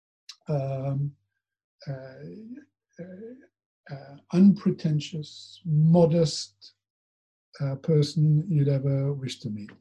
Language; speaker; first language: English; native; English